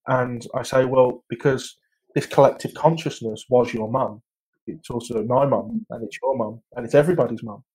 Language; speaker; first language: English; native; English